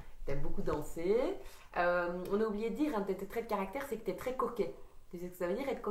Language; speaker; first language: French; native; French